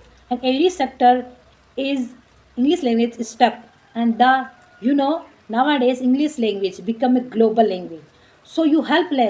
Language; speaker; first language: English; non-native, learner; Marwari